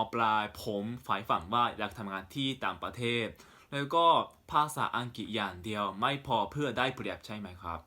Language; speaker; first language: Thai; non-native, fluent; Japanese